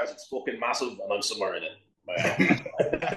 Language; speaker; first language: English; native; English